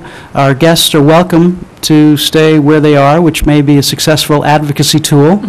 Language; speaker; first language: English; native; English